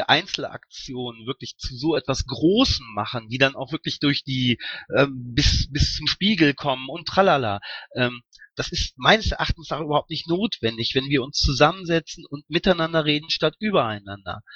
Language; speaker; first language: German; native; German